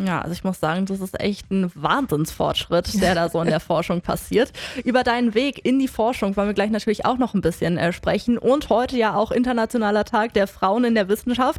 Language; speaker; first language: German; native; German